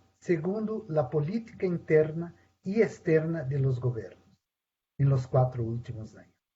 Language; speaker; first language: Spanish; non-native, fluent; Portuguese